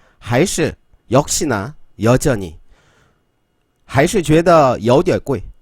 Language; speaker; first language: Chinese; non-native, fluent; Korean